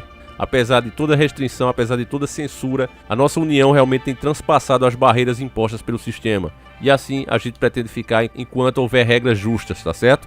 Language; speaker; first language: Portuguese; native; Portuguese